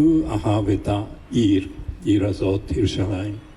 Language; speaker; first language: Hebrew; non-native, fluent; Japanese